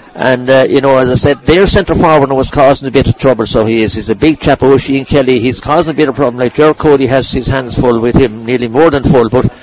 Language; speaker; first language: English; native; English